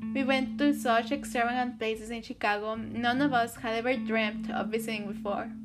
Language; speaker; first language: English; early bilingual, other home language; Spanish